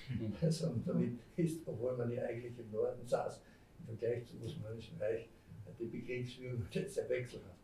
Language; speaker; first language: German; native; German